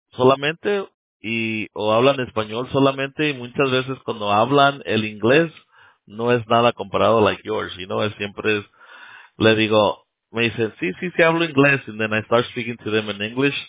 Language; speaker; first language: Spanish; early bilingual, heritage; Spanish